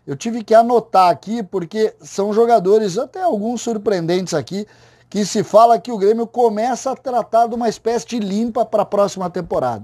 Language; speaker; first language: Portuguese; native; Portuguese